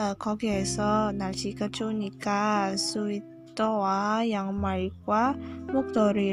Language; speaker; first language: Korean; non-native, learner; Indonesian